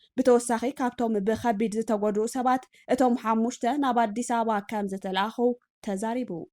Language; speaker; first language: Tigrinya; native; Tigrinya